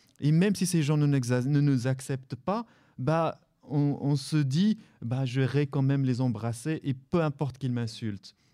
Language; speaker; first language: French; non-native, local second language; Arabic